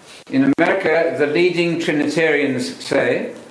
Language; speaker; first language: English; native; English